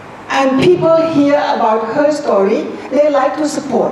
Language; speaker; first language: English; non-native, fluent; Thai